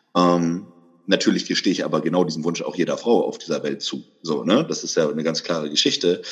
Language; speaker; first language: German; native; German